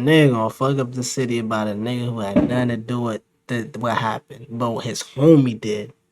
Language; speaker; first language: English; native; English